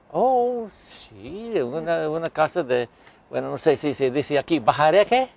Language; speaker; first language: Spanish; non-native, fluent; English